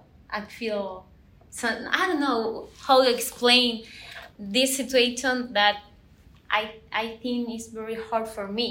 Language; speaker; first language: English; non-native, learner; Spanish